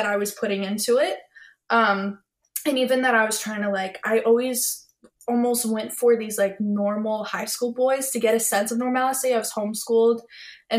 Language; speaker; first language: English; native; English